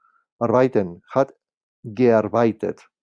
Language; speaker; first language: German; non-native, fluent; Catalan